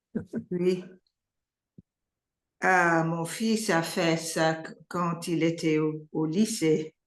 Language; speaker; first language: French; non-native, learner; English